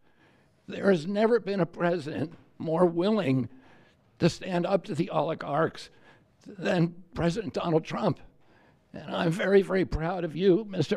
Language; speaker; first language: English; native; English